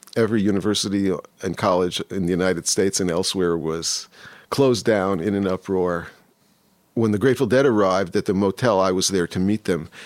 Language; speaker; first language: English; native; English